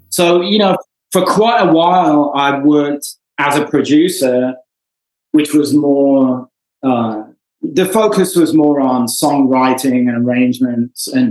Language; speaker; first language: English; native; English